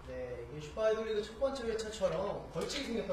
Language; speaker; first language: Korean; native; Korean